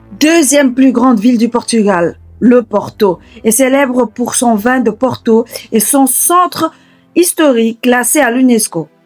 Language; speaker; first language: French; early bilingual, other home language; Portuguese